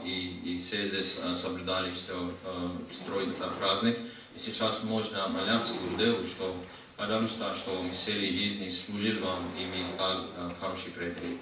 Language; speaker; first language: Russian; non-native, learner; Hindi